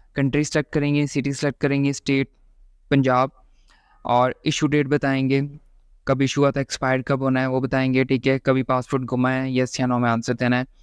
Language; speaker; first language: Urdu; native; Urdu